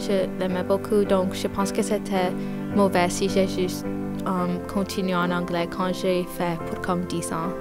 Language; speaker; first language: French; non-native, local second language; English